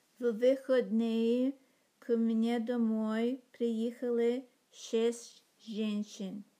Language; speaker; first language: Russian; non-native, learner; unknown